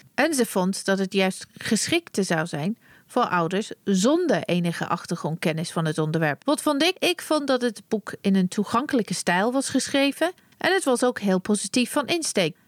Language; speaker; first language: Dutch; non-native, fluent; English